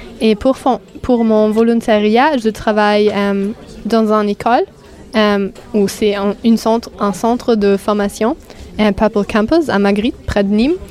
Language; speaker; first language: French; non-native, fluent; German